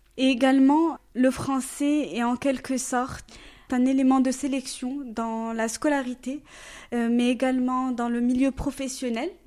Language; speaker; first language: French; native; French